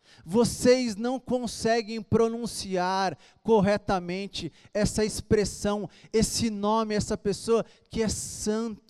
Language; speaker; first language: Portuguese; native; Portuguese